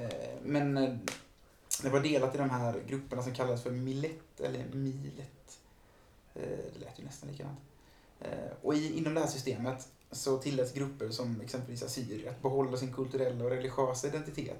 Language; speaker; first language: Swedish; native; Swedish